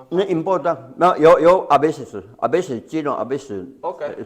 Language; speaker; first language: Spanish; non-native, learner; Chinese